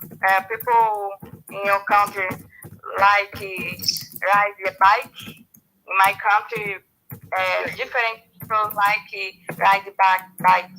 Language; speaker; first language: English; non-native, learner; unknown